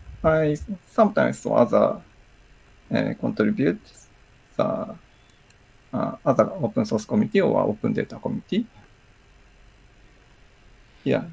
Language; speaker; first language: English; non-native, learner; Japanese